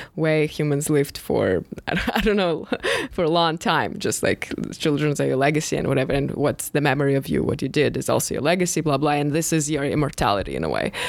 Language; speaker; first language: English; non-native, fluent; Russian